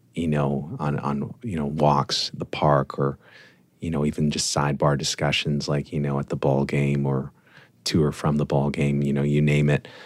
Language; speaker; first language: English; native; English